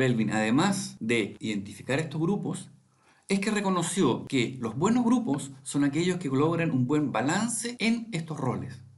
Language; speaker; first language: Spanish; native; Spanish